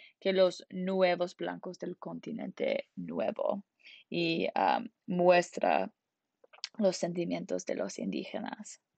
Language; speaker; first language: Spanish; non-native, learner; English